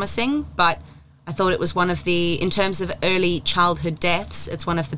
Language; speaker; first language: English; native; English